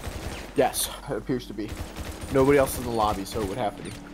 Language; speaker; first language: English; native; English